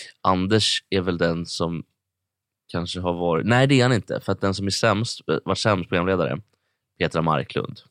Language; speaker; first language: Swedish; native; Swedish